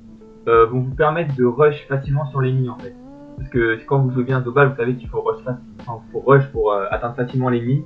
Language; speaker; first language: French; native; French